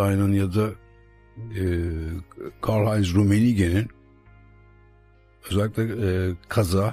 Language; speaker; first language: Turkish; native; Turkish